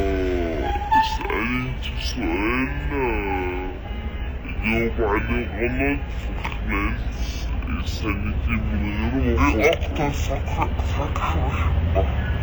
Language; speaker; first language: Arabic; native; Arabic